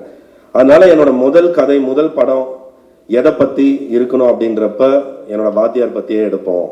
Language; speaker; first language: Tamil; native; Tamil